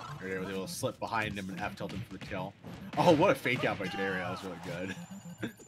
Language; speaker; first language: English; native; English